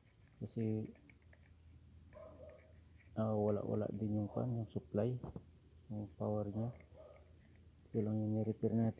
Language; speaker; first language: Filipino; non-native, local second language; Cebuano